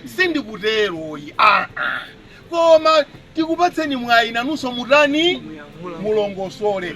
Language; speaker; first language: Nyanja; native; Nyanja